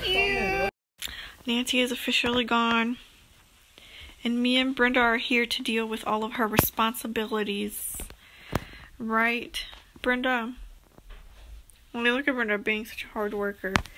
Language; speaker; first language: English; early bilingual, other home language; Spanish